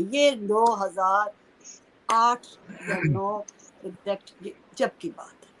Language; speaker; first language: Urdu; non-native, local second language; Punjabi